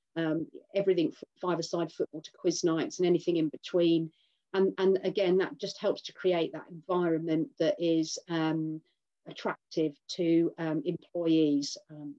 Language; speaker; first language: English; native; English